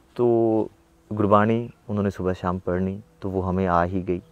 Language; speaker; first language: Hindi; native; Hindi